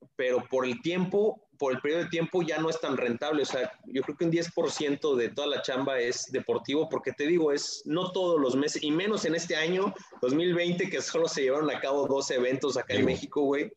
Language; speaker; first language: Spanish; native; Spanish